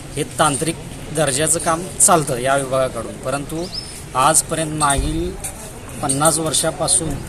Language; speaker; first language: Marathi; native; Marathi